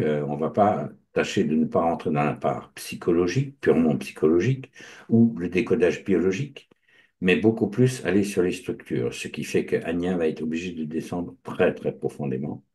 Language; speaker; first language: French; native; French